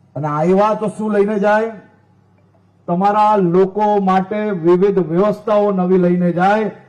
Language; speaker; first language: Gujarati; native; Gujarati